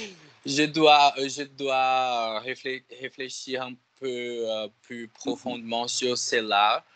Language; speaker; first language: French; non-native, learner; Portuguese